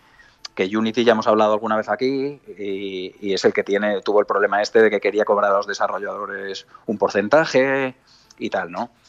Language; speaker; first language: Spanish; native; Spanish